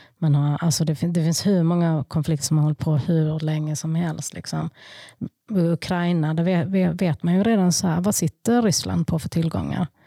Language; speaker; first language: Swedish; early bilingual, other home language; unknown